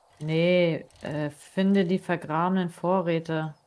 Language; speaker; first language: German; native; German